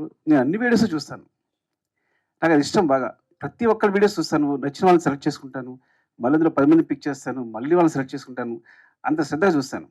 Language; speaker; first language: Telugu; native; Telugu